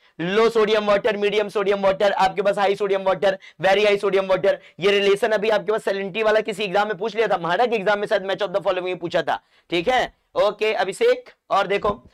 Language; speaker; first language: Hindi; non-native, local second language; Marathi